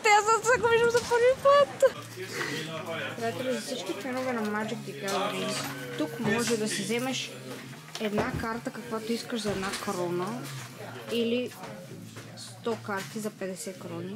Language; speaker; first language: Bulgarian; native; Bulgarian